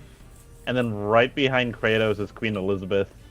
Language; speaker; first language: English; native; English